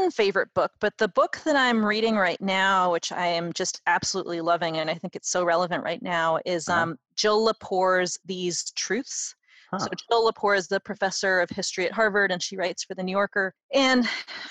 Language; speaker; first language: English; native; English